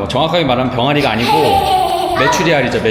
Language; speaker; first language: Korean; native; Korean